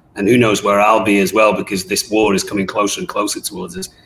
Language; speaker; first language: English; native; English